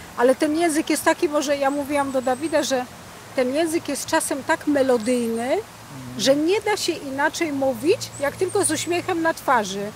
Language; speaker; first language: Polish; native; Polish